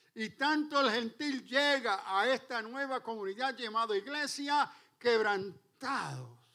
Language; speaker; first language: Spanish; early bilingual, heritage; Spanish